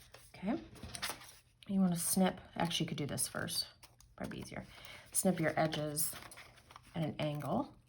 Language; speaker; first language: English; native; English